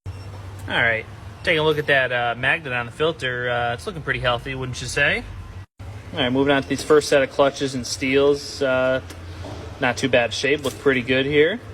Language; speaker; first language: English; native; English